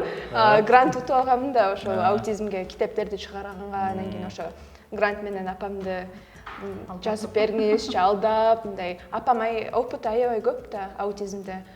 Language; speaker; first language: Kyrgyz; early bilingual, heritage; Kyrgyz